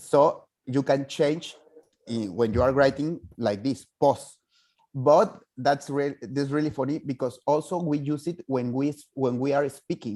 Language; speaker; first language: English; non-native, fluent; Spanish